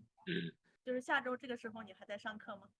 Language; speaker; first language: Chinese; native; Chinese